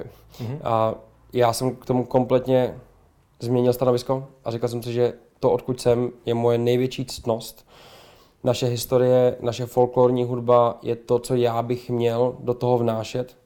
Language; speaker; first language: Czech; native; Czech